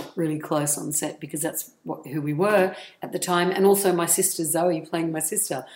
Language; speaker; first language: English; native; English